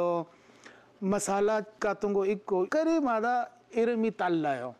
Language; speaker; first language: Korean; non-native, fluent; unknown